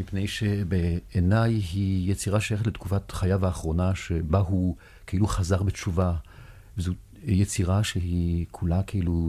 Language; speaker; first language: Hebrew; native; Hebrew